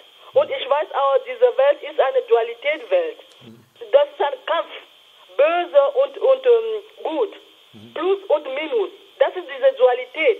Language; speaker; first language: German; non-native, fluent; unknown